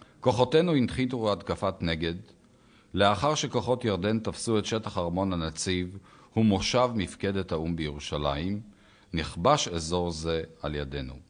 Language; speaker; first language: Hebrew; native; Hebrew